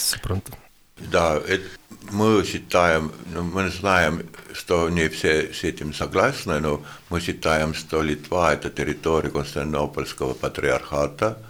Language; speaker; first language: Russian; non-native, fluent; Estonian